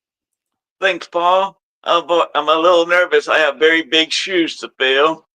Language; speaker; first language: English; native; English